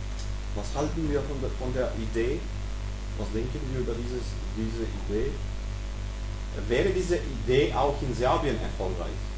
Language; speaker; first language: German; non-native, fluent; Serbian